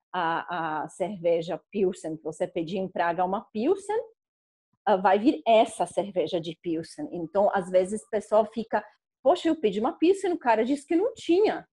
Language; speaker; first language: Portuguese; non-native, fluent; Czech